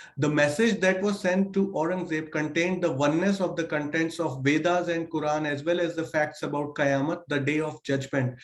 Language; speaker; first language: English; non-native, local second language; Hindi